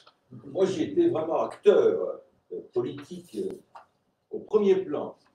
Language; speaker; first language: French; non-native, fluent; Romanian